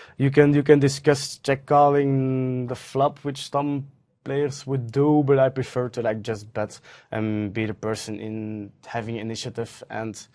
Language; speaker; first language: English; non-native, fluent; Dutch